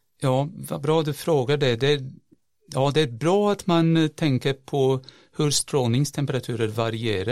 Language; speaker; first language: Swedish; non-native, fluent; Portuguese